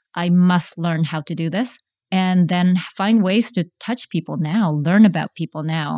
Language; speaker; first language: English; non-native, fluent; Japanese